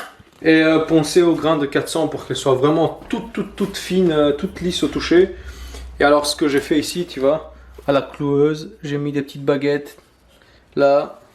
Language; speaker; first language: French; native; French